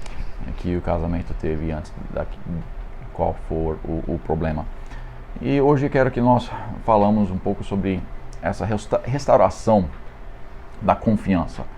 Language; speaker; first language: Portuguese; non-native, fluent; English